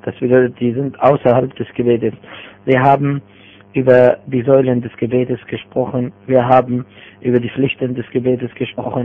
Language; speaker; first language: German; non-native, fluent; Arabic